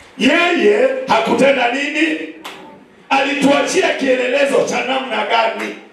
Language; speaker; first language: Swahili; non-native, local second language; Kamba